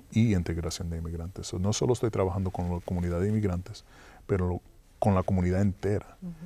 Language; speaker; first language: Spanish; early bilingual, heritage; Spanish